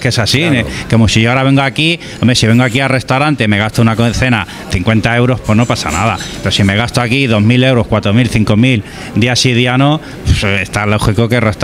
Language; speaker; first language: Spanish; native; Spanish